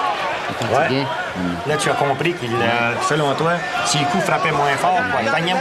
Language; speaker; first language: French; native; French